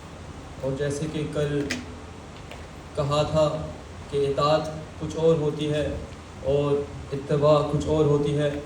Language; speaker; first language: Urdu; early bilingual, heritage; Urdu